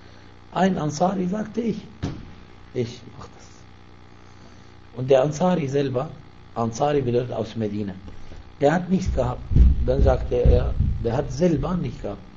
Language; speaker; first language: German; non-native, fluent; Arabic